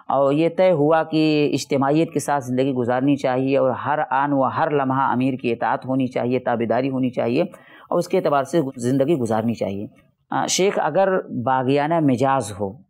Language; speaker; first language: Urdu; native; Urdu